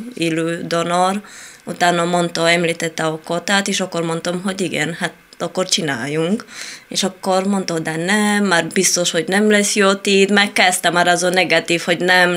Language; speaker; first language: Hungarian; non-native, fluent; Italian